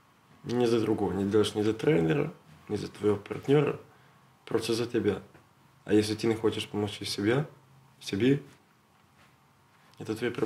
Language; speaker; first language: Russian; non-native, learner; Serbian